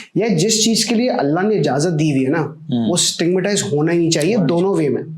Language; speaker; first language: Urdu; native; Urdu